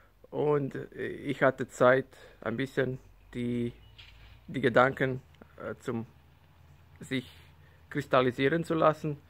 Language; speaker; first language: German; non-native, learner; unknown